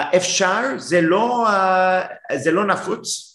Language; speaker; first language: Hebrew; non-native, fluent; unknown